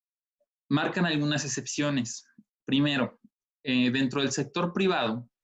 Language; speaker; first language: Spanish; native; Spanish